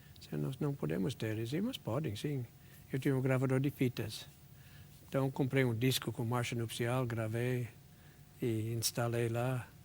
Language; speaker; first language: Portuguese; non-native, fluent; English